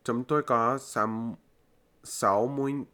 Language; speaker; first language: Vietnamese; non-native, learner; English